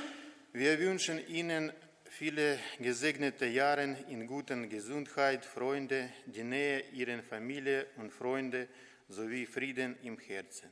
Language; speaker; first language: German; non-native, learner; Ukrainian